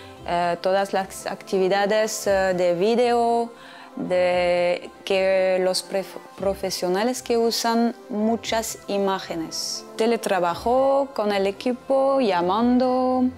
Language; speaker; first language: Spanish; non-native, fluent; French